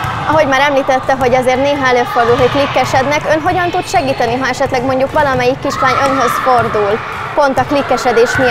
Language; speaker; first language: Hungarian; native; Hungarian